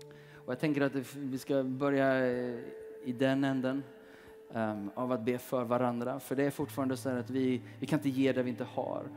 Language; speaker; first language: Swedish; native; Swedish